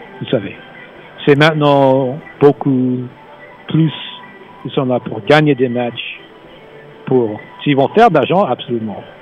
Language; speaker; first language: French; non-native, fluent; English